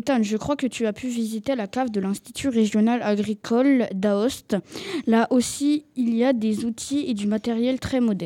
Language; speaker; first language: French; native; French